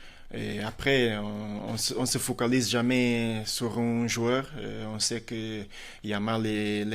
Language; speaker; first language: French; non-native, fluent; Portuguese